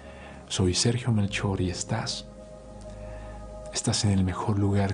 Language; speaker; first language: Spanish; native; Spanish